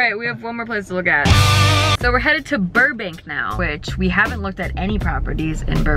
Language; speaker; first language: English; native; English